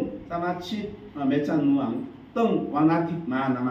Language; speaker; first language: Thai; non-native, learner; Korean